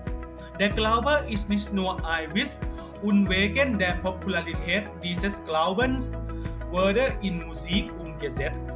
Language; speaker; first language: German; non-native, learner; Thai